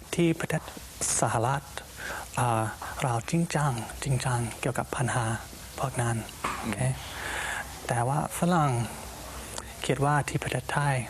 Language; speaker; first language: Thai; non-native, learner; English